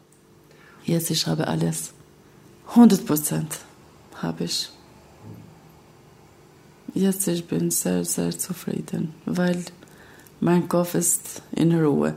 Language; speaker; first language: German; non-native, learner; Albanian